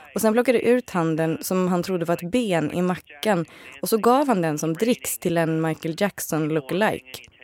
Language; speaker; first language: Swedish; native; Swedish